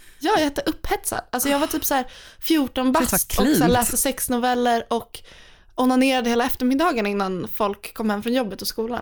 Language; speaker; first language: Swedish; native; Swedish